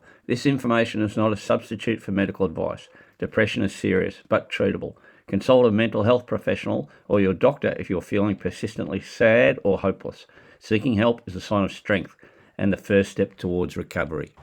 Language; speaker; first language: English; native; English